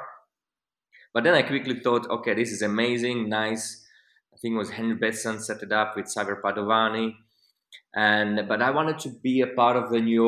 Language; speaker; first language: English; non-native, fluent; Slovak